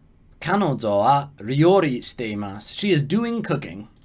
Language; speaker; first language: Japanese; non-native, learner; English